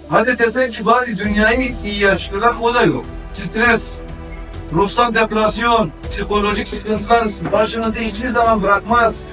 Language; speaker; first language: Turkish; native; Turkish